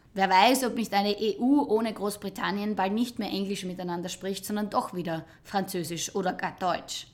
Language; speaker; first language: German; native; German